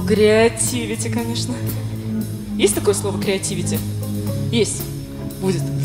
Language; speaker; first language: Russian; native; Russian